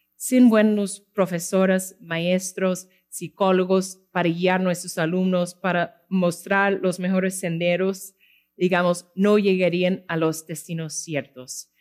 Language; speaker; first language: Spanish; non-native, fluent; English